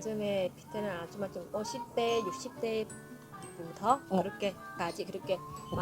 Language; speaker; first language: Korean; non-native, learner; Vietnamese